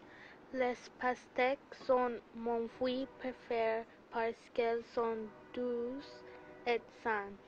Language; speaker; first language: French; non-native, learner; English